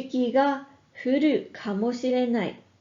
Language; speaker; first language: Japanese; non-native, fluent; English